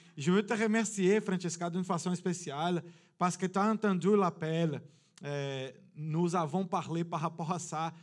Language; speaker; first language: French; non-native, fluent; Portuguese